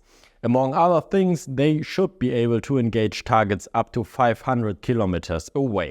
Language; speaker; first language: English; non-native, fluent; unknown